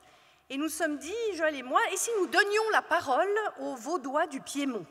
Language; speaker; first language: French; native; French